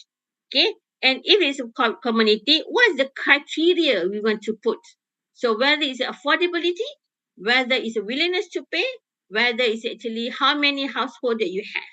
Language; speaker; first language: English; non-native, local second language; Malay